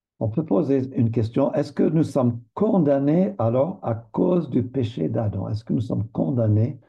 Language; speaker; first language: French; native; French